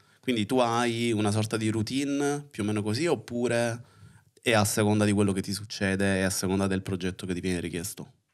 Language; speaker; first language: Italian; native; Italian